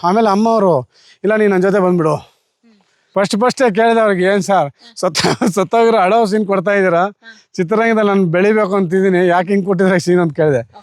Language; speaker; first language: Kannada; native; Kannada